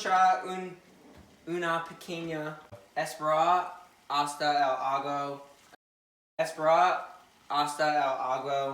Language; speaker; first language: Spanish; non-native, learner; English